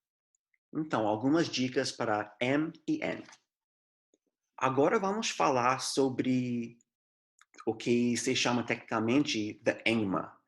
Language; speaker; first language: Portuguese; non-native, fluent; English